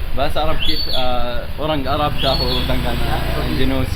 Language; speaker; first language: Indonesian; non-native, learner; Arabic